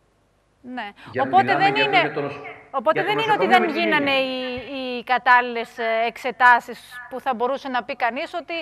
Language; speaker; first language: Greek; native; Greek